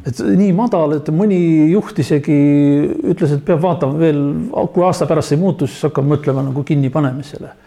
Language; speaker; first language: Estonian; non-native, local second language; Russian